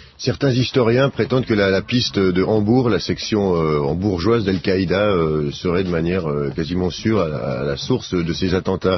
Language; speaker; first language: French; native; French